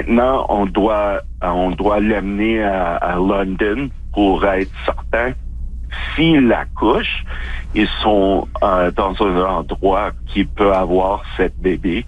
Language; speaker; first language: French; non-native, local second language; English